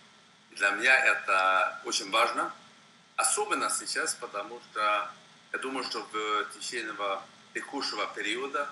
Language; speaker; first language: Russian; non-native, fluent; Swedish